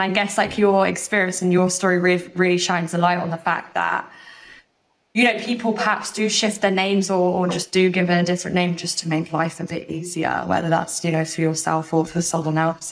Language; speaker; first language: English; native; English